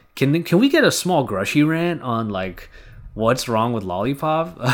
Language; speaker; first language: English; early bilingual, other home language; Filipino